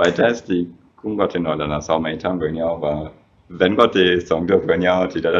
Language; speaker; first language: Vietnamese; non-native, fluent; German